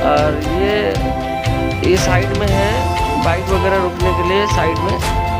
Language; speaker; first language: Hindi; non-native, local second language; Odia